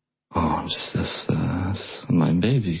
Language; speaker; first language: German; native; German